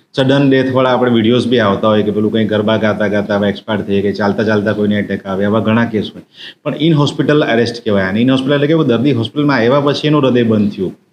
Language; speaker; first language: Gujarati; native; Gujarati